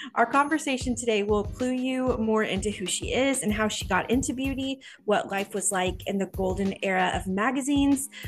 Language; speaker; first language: English; native; English